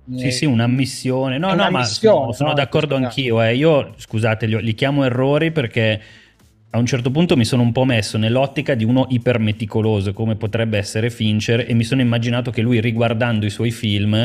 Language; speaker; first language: Italian; native; Italian